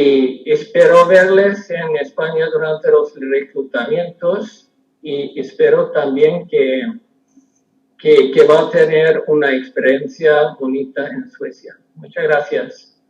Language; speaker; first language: Spanish; non-native, fluent; Swedish